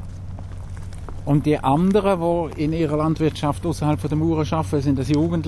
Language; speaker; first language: German; native; German